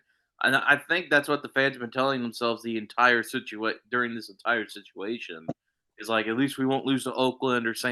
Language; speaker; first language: English; native; English